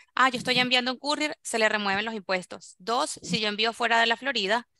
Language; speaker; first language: Spanish; native; Spanish